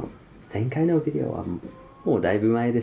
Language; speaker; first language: Japanese; non-native, fluent; English